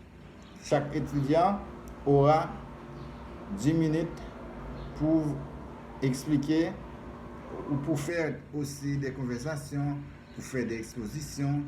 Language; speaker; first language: French; non-native, fluent; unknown